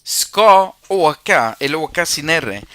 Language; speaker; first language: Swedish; non-native, fluent; Spanish